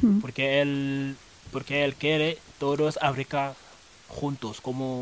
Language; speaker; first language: Spanish; non-native, learner; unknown